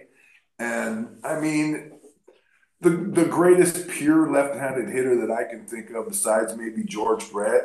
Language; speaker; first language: English; native; English